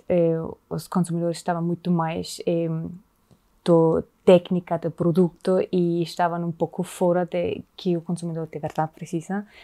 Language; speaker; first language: Portuguese; non-native, fluent; German